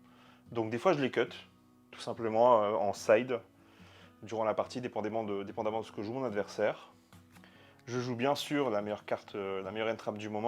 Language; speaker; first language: French; native; French